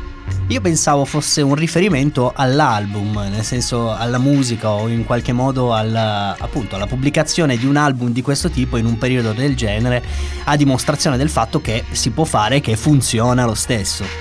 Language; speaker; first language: Italian; native; Italian